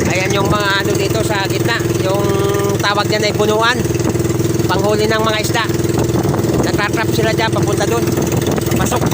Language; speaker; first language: Filipino; non-native, local second language; Bikol